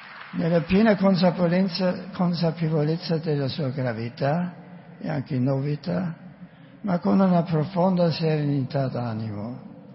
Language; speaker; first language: Italian; non-native, fluent; German